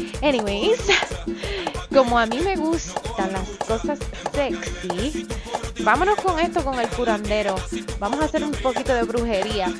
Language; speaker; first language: Spanish; early bilingual, heritage; Spanish